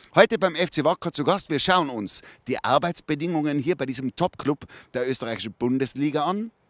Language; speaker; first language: German; native; German